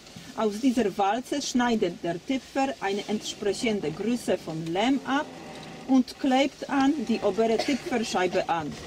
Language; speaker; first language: German; non-native, learner; Polish